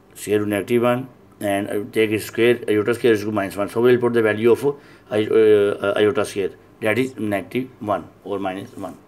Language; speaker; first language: English; non-native, local second language; Urdu